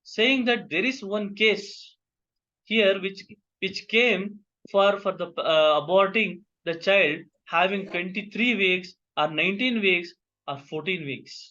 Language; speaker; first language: English; non-native, local second language; Kannada